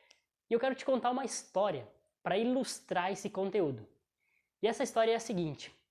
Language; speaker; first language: Portuguese; native; Portuguese